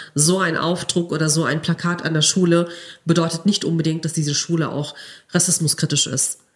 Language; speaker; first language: German; native; German